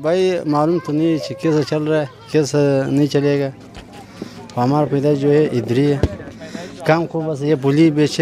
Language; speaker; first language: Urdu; non-native, local second language; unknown